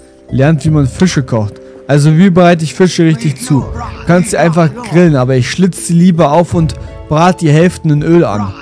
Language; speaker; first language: German; native; German